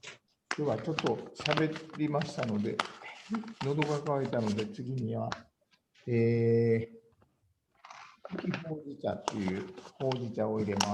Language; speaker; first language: Japanese; native; Japanese